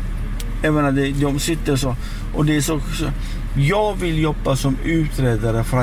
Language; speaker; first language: Swedish; non-native, fluent; Persian